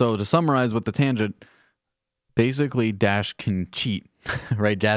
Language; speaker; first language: English; native; English